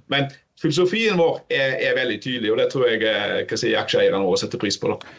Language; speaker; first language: Norwegian; native; Norwegian